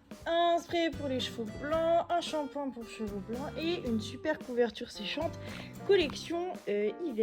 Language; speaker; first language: French; native; French